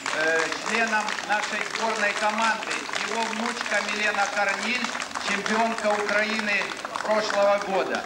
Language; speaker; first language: Russian; native; Russian